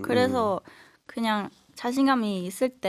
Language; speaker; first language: Korean; non-native, fluent; German